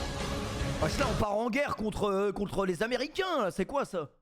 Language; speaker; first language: French; native; French